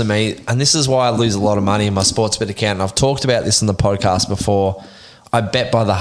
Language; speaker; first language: English; native; English